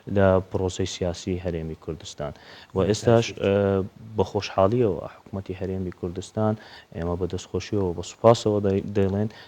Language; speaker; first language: Central Kurdish; non-native, local second language; Azerbaijani